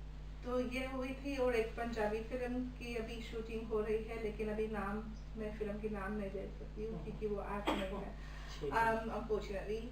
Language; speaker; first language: Hindi; early bilingual, heritage; Hindi